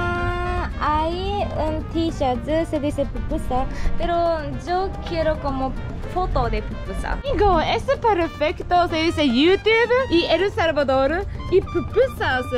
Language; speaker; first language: Spanish; non-native, learner; Japanese